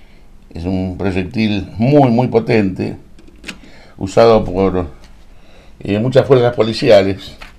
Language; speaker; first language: Spanish; native; Spanish